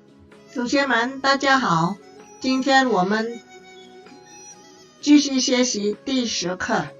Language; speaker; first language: Chinese; non-native, fluent; Indonesian